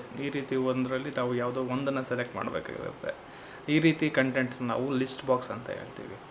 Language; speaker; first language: Kannada; native; Kannada